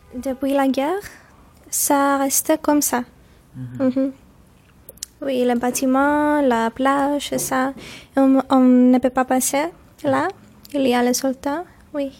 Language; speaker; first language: French; non-native, learner; Greek